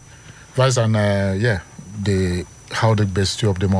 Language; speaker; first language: Dutch; non-native, learner; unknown